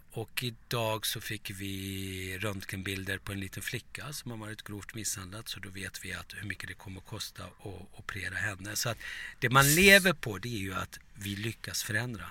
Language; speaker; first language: Swedish; early bilingual, other home language; Turoyo